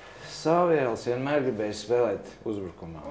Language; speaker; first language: Latvian; native; Latvian